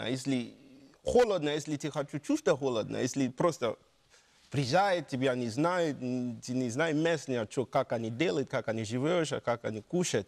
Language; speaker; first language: Russian; non-native, learner; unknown